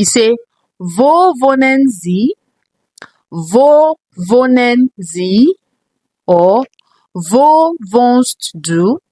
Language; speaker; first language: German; non-native, learner; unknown